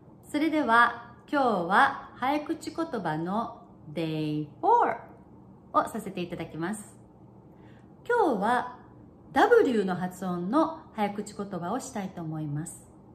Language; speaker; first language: Japanese; early bilingual, heritage; Japanese